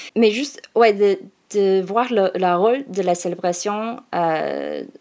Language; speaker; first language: French; non-native, learner; English